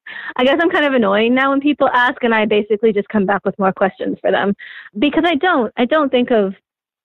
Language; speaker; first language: English; native; English